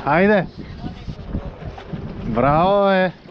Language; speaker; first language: Bulgarian; native; Bulgarian